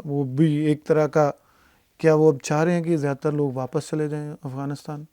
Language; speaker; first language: Urdu; native; Urdu